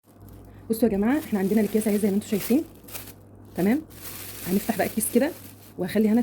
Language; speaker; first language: Arabic; native; Arabic